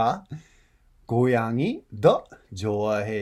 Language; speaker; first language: Korean; non-native, fluent; English